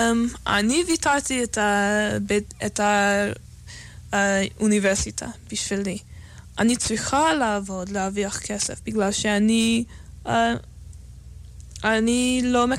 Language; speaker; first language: Hebrew; non-native, fluent; English